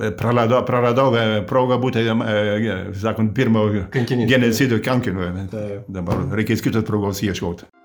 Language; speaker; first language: Lithuanian; early bilingual, heritage; Lithuanian